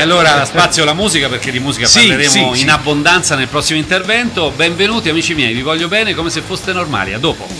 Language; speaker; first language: Italian; native; Italian